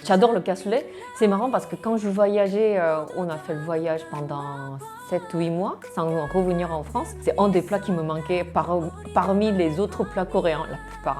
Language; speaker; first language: French; non-native, fluent; Korean